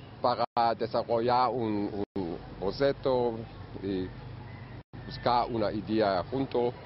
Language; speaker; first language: Spanish; non-native, learner; German